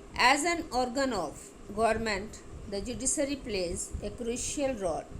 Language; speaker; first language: English; non-native, local second language; Hindi